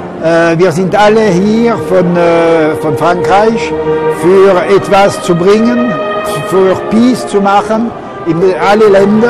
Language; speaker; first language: German; non-native, local second language; French